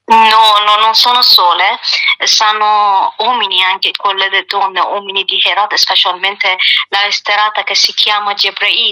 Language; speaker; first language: Italian; non-native, learner; Persian